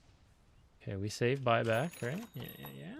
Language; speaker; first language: English; native; English